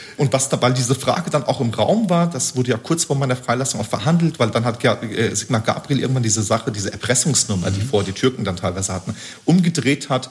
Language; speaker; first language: German; early bilingual, other home language; Turkish